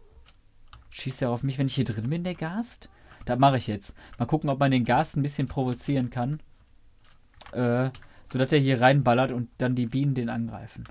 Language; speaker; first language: German; native; German